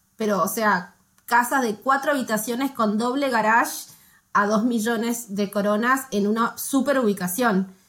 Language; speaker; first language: Spanish; native; Spanish